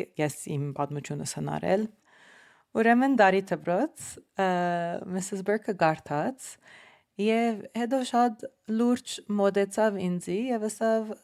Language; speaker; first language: Armenian; early bilingual, heritage; Armenian